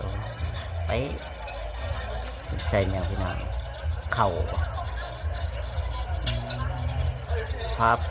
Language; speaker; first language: Thai; non-native, local second language; Northeastern Thai